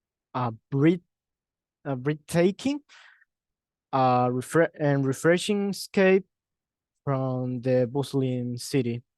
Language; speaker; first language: English; non-native, learner; Spanish